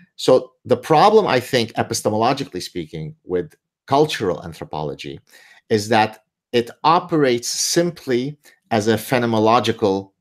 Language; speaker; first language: English; early bilingual, other home language; Arabic